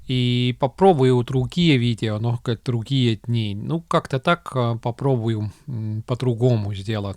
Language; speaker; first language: Russian; non-native, local second language; Estonian